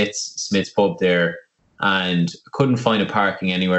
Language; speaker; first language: English; native; English